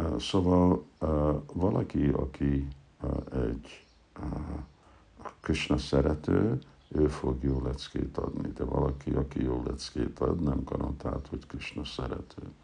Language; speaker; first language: Hungarian; early bilingual, heritage; Hungarian